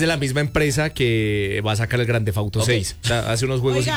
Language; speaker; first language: Spanish; native; Spanish